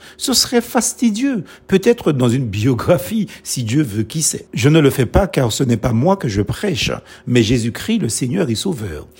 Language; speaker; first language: French; non-native, local second language; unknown